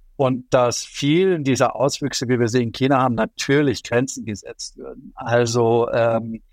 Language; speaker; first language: German; native; German